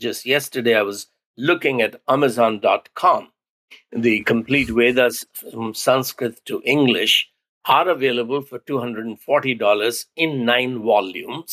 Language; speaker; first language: English; non-native, local second language; Hindi